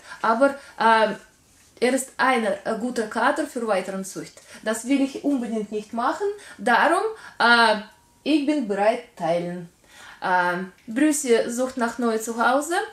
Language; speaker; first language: German; non-native, learner; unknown